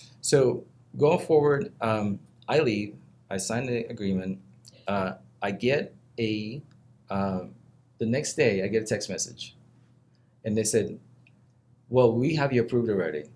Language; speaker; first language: English; non-native, fluent; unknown